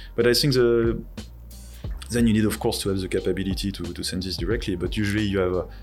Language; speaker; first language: English; non-native, fluent; French